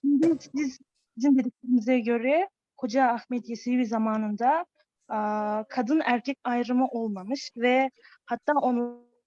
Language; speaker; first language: Turkish; non-native, fluent; Kazakh